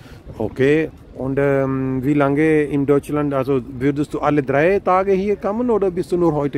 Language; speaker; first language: German; non-native, fluent; Urdu